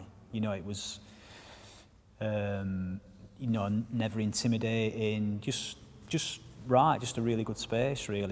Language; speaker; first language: English; native; English